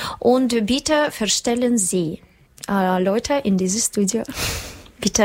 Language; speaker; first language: German; non-native, learner; Russian